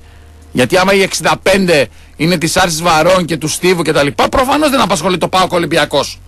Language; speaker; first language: Greek; native; Greek